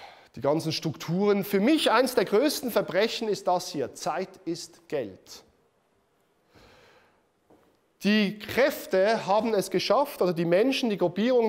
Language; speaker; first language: German; native; German